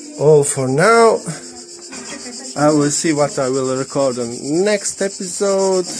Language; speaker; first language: English; non-native, learner; Croatian